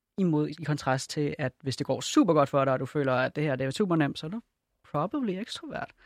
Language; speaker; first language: Danish; native; Danish